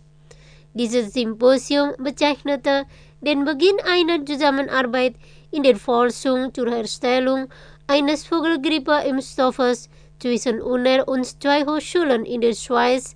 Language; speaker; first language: German; non-native, fluent; Indonesian